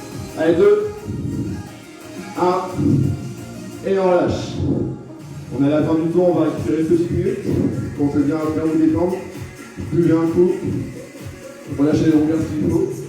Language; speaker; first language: French; native; French